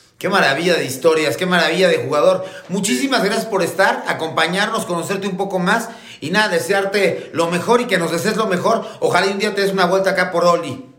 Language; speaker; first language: Spanish; native; Spanish